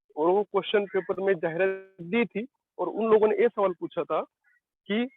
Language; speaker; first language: Hindi; non-native, local second language; Marathi